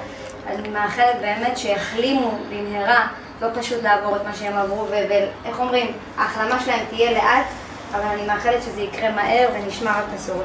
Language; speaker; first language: Hebrew; native; Hebrew